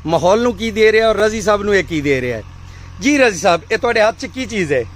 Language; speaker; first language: Urdu; non-native, local second language; Punjabi